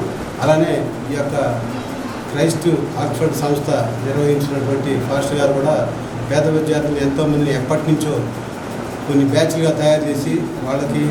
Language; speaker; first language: Telugu; native; Telugu